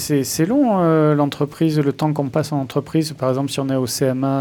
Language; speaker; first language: French; native; French